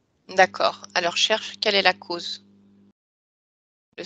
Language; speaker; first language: French; native; French